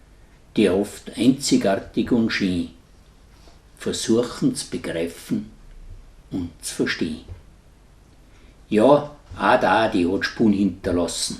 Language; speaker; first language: German; native; German